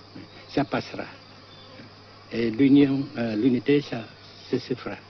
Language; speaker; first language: French; non-native, local second language; Vietnamese